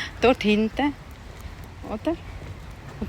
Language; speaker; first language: German; non-native, fluent; Cebuano